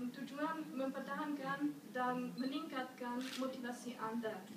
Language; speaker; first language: Indonesian; non-native, learner; German